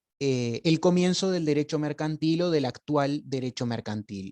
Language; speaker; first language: Spanish; native; Spanish